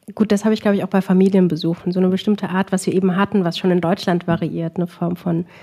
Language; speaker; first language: German; early bilingual, other home language; Arabic